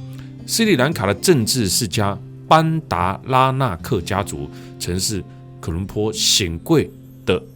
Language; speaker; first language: Chinese; native; Chinese